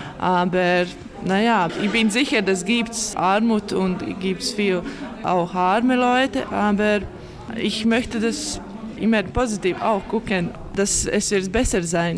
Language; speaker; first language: German; non-native, learner; Latvian